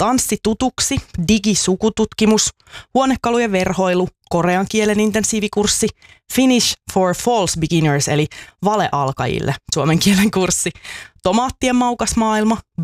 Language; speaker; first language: Finnish; native; Finnish